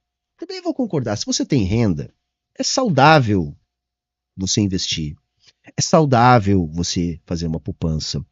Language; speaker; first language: Portuguese; native; Portuguese